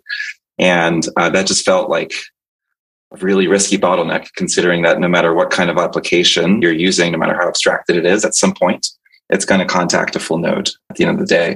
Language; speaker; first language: English; native; English